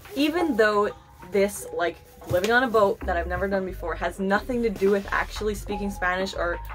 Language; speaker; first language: English; native; English